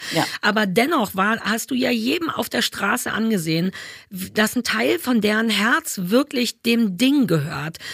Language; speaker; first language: German; native; German